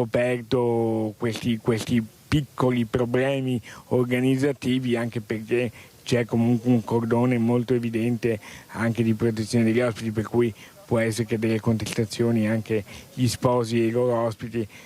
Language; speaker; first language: Italian; native; Italian